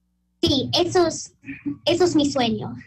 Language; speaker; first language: Spanish; early bilingual, heritage; Spanish